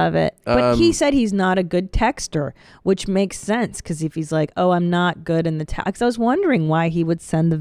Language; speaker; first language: English; native; English